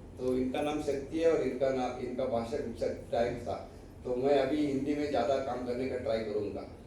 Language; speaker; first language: Hindi; non-native, local second language; Marathi